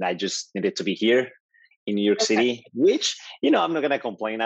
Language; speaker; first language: English; non-native, fluent; Spanish